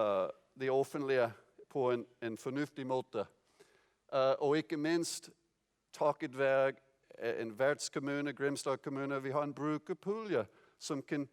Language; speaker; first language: Norwegian; non-native, fluent; English